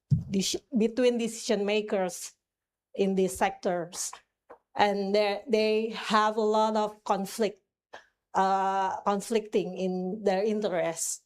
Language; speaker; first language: English; non-native, fluent; Indonesian